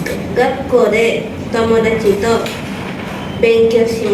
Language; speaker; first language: Japanese; non-native, learner; Indonesian